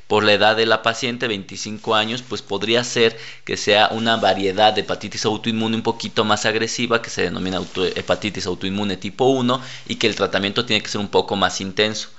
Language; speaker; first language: Spanish; native; Spanish